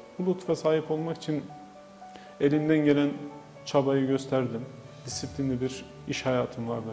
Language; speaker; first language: Turkish; native; Turkish